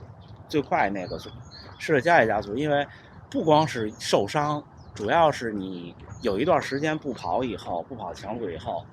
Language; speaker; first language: Chinese; native; Chinese